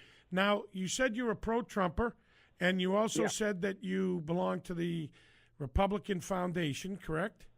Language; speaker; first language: English; native; English